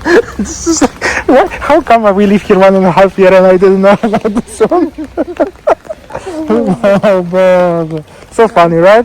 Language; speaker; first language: English; non-native, fluent; Polish